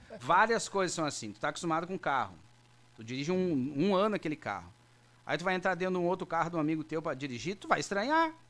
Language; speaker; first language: Portuguese; native; Portuguese